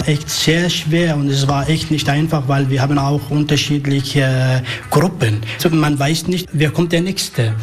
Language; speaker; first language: German; non-native, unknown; Arabic